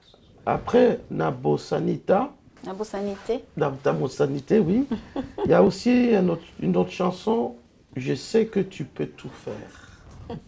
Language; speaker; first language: French; non-native, local second language; Lingala